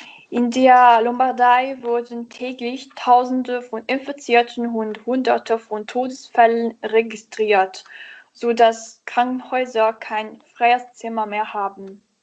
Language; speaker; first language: German; non-native, learner; Italian